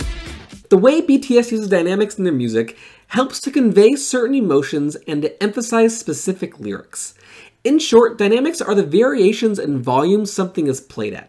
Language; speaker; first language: English; native; English